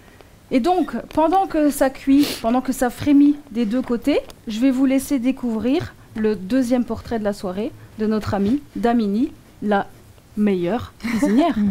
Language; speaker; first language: French; native; French